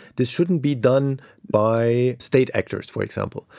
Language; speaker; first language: English; non-native, fluent; German